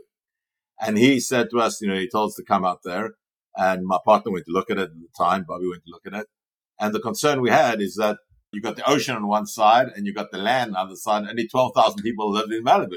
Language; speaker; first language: English; native; English